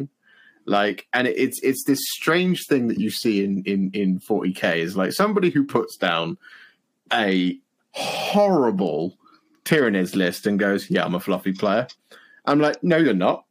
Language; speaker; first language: English; native; English